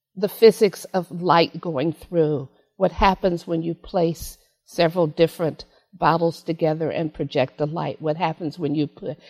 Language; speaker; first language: English; native; English